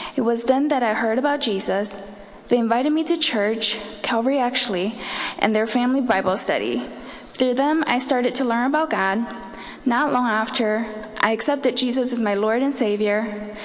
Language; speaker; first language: English; early bilingual, other home language; Chinese